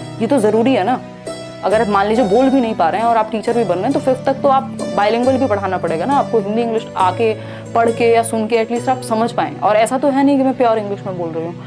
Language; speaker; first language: Hindi; native; Hindi